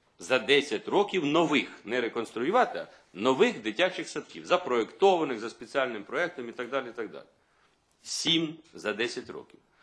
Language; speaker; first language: Ukrainian; native; Ukrainian